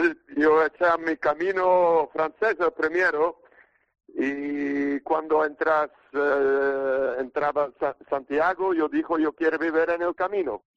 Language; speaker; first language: Spanish; non-native, learner; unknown